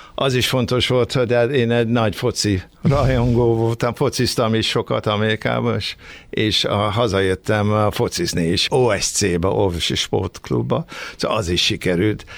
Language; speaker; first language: Hungarian; early bilingual, heritage; Hungarian